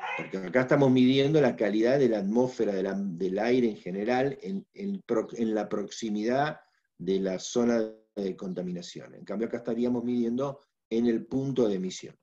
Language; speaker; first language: Spanish; native; Spanish